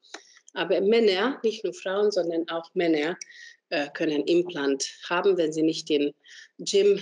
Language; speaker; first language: German; non-native, fluent; Hungarian